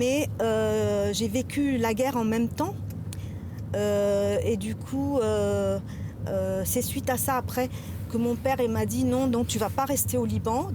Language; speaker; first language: French; non-native, local second language; Arabic